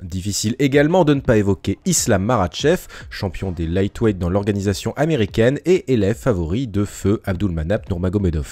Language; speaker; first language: French; native; French